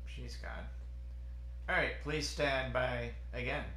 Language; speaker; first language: English; native; English